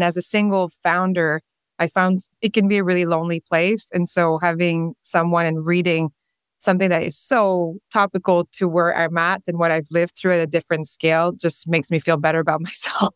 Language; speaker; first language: English; non-native, fluent; French